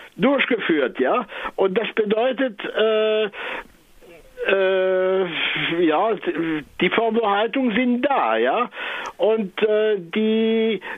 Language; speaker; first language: German; non-native, local second language; French